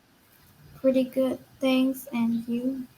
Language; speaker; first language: English; non-native, learner; Vietnamese